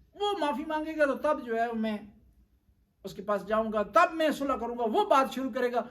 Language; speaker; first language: Urdu; non-native, local second language; Punjabi